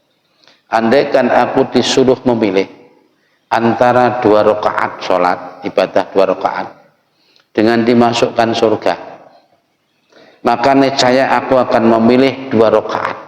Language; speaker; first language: Indonesian; non-native, local second language; Javanese